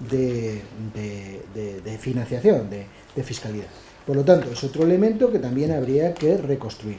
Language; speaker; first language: Spanish; native; Spanish